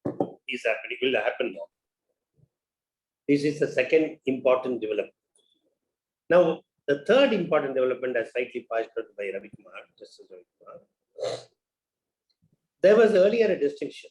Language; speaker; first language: English; non-native, local second language; Tamil